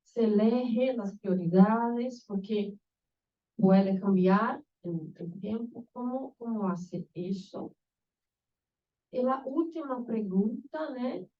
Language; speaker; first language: Spanish; non-native, learner; Portuguese